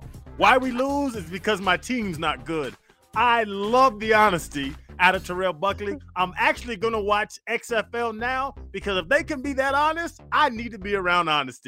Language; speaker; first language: English; native; English